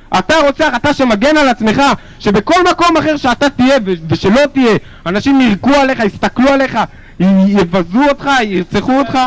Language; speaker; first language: Hebrew; native; Hebrew